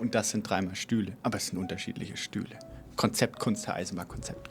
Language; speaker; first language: German; native; German